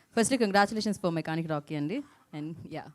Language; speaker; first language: Telugu; native; Telugu